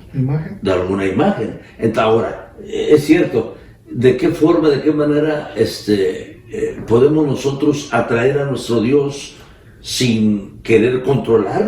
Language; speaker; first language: Spanish; native; Spanish